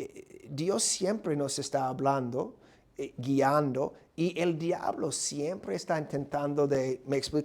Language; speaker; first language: Spanish; non-native, fluent; English